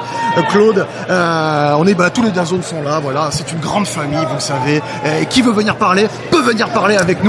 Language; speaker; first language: French; native; French